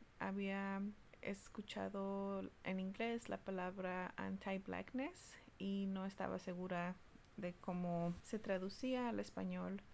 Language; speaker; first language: Spanish; early bilingual, heritage; Spanish